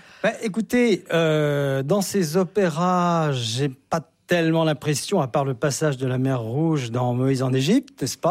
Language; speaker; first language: French; native; French